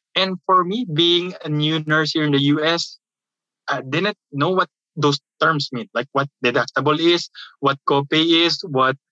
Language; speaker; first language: English; non-native, local second language; Filipino